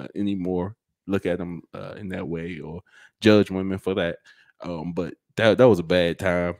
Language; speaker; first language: English; native; English